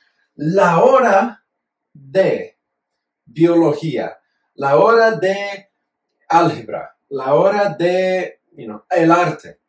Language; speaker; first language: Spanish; non-native, fluent; English